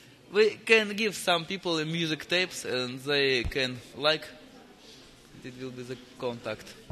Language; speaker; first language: English; non-native, fluent; Russian